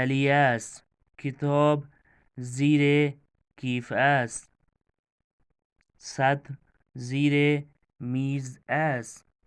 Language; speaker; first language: Persian; non-native, fluent; Urdu